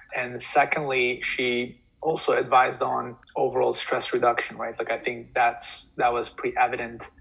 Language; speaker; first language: English; non-native, fluent; Turkish